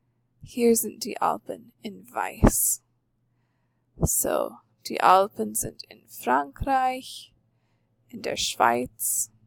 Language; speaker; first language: German; non-native, fluent; English